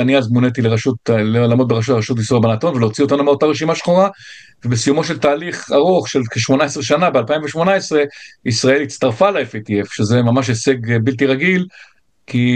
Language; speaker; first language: Hebrew; native; Hebrew